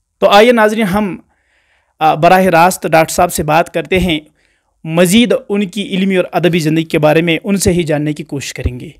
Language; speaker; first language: Urdu; non-native, local second language; Kashmiri